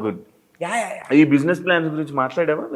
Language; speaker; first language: Telugu; native; Telugu